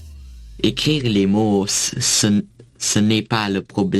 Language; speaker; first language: French; non-native, learner; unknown